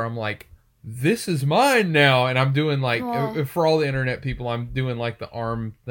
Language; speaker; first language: English; native; English